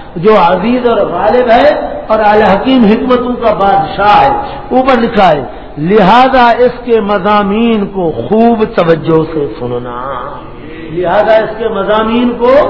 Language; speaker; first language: Urdu; non-native, local second language; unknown